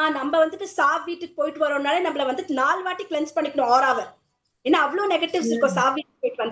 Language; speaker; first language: Tamil; native; Tamil